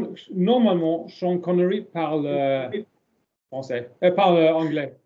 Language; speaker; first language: French; non-native, learner; German